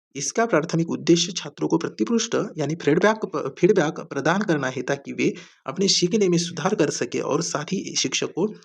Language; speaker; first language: Hindi; non-native, local second language; Marathi